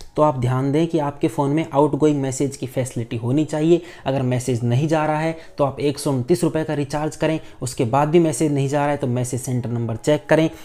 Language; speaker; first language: Hindi; native; Hindi